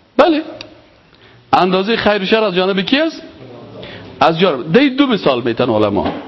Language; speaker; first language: Persian; native; Persian